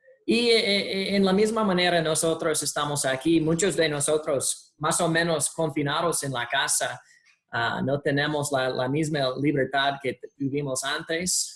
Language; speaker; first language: Spanish; non-native, fluent; English